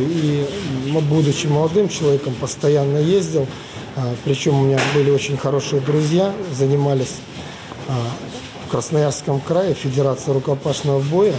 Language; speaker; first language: Russian; native; Russian